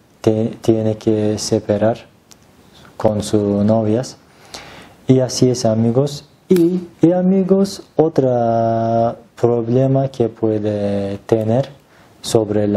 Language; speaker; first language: Spanish; non-native, learner; Turkish